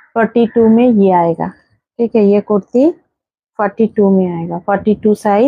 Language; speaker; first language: Hindi; non-native, local second language; Bangla